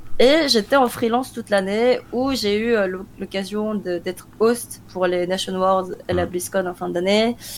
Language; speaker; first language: French; early bilingual, other home language; Korean